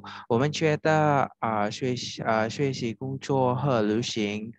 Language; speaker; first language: Chinese; non-native, fluent; Indonesian